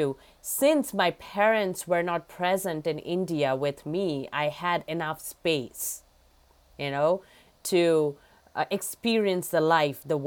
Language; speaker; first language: English; non-native, local second language; Bangla